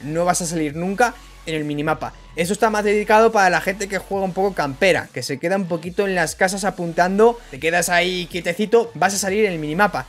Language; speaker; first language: Spanish; native; Spanish